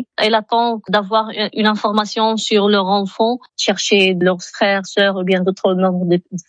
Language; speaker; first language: French; non-native, local second language; Arabic